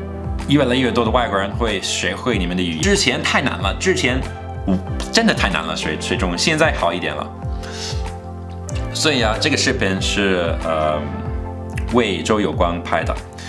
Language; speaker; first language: Chinese; non-native, fluent; English